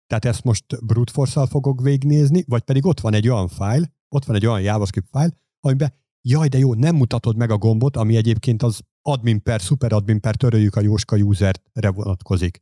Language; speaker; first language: Hungarian; native; Hungarian